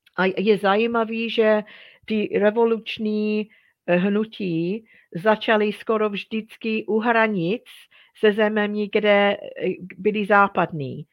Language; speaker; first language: Czech; non-native, fluent; English